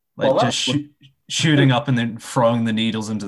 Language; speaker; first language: English; native; English